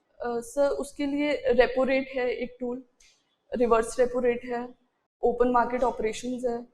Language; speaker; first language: Hindi; native; Hindi